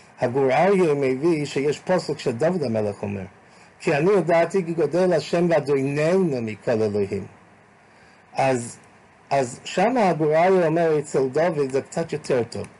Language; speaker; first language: Hebrew; non-native, fluent; English